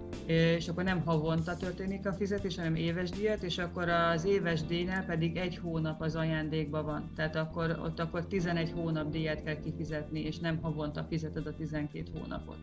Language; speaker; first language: Hungarian; native; Hungarian